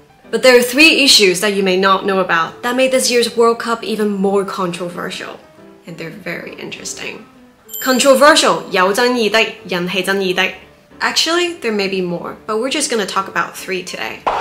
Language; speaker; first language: English; non-native, local second language; Cantonese